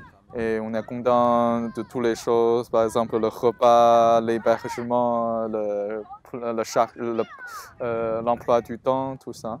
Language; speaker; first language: French; non-native, fluent; Chinese